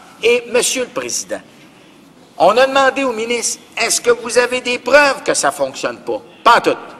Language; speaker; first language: French; native; French